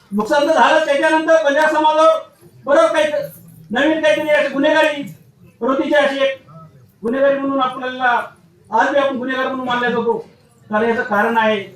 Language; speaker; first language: Marathi; non-native, local second language; Lambadi